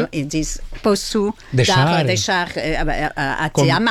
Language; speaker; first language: Portuguese; non-native, learner; French